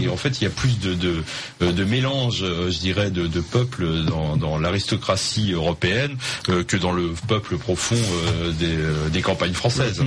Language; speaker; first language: French; native; French